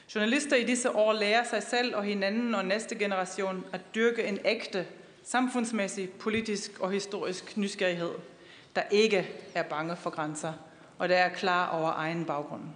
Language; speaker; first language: Danish; non-native, fluent; German